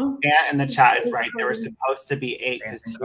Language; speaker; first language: English; native; English